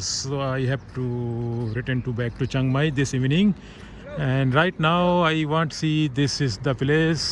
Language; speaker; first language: English; non-native, learner; Urdu